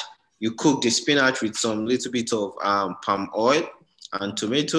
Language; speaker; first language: English; non-native, local second language; Yoruba